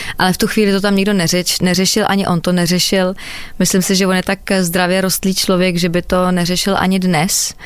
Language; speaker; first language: Czech; native; Czech